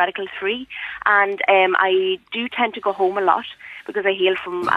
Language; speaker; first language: English; native; English